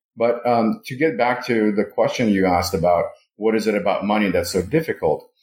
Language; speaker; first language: English; non-native, fluent; Russian